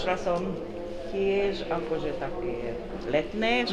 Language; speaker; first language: Slovak; non-native, local second language; Hungarian